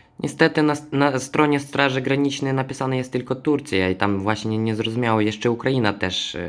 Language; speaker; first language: Polish; non-native, fluent; Ukrainian